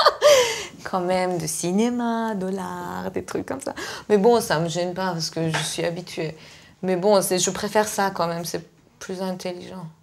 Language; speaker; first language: French; non-native, fluent; Persian